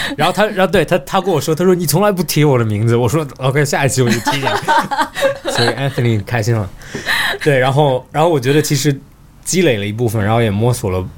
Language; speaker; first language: Chinese; early bilingual, heritage; Chinese